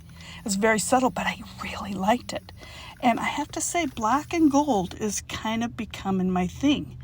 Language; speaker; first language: English; native; English